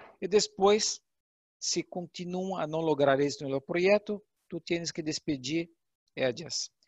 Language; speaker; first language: Portuguese; non-native, learner; Spanish